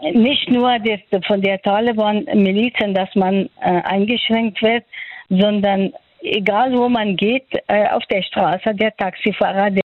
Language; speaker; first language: German; non-native, fluent; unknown